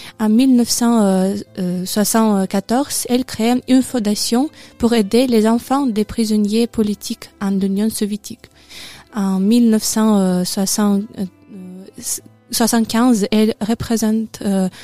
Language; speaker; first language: French; non-native, learner; Russian